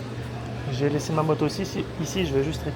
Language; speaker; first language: French; native; French